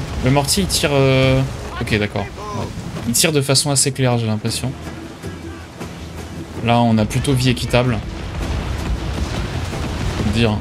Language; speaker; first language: French; native; French